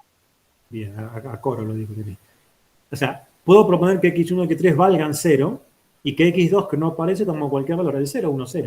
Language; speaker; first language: Spanish; native; Spanish